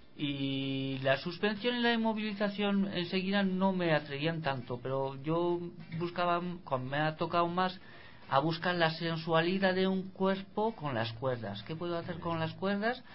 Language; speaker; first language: Spanish; non-native, fluent; French